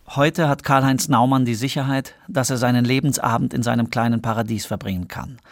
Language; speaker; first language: German; native; German